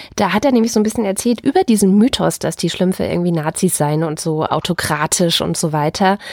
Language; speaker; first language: German; native; German